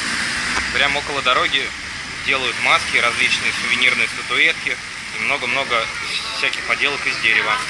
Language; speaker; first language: Russian; native; Russian